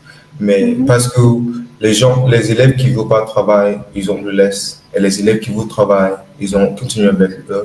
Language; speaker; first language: French; non-native, learner; English